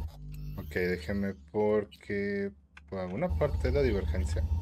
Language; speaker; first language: Spanish; native; Spanish